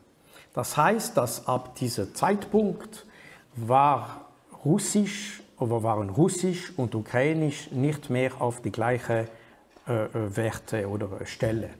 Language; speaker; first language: German; non-native, fluent; French